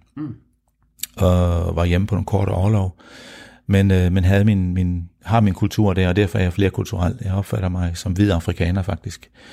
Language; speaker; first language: Danish; early bilingual, heritage; Danish